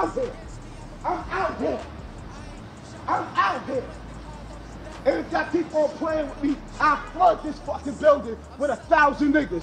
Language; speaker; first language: English; native; English